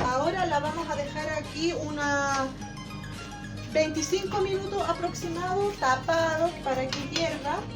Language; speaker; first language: Spanish; native; Spanish